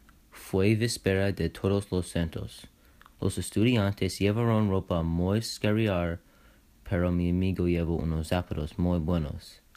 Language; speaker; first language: Spanish; non-native, learner; English